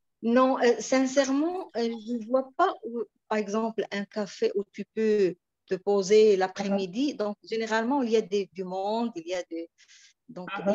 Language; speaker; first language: French; non-native, local second language; Arabic